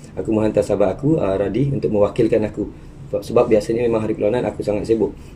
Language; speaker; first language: Malay; native; Malay